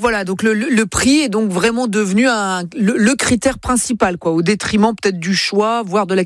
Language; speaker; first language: French; native; French